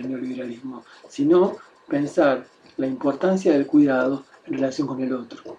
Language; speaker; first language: Spanish; native; Spanish